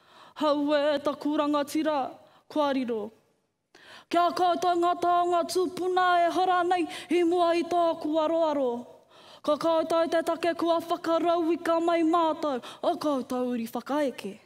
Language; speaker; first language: Māori; non-native, local second language; English